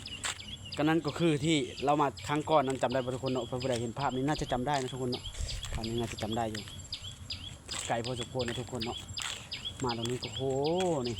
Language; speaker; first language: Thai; non-native, local second language; Northeastern Thai